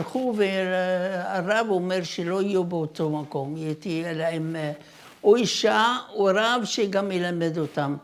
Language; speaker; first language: Hebrew; non-native, fluent; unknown